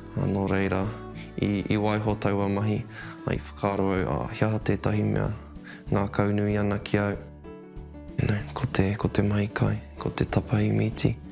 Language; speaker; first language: Māori; non-native, local second language; English